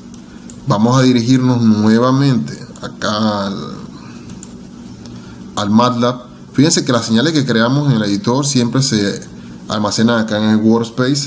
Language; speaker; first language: Spanish; native; Spanish